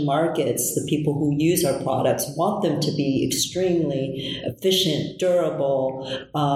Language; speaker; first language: English; early bilingual, other home language; Korean